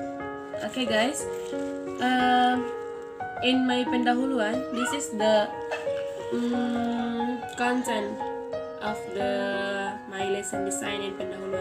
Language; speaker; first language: English; non-native, learner; Indonesian